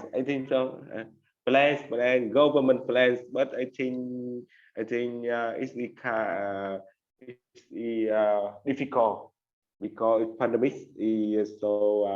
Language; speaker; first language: English; non-native, learner; Vietnamese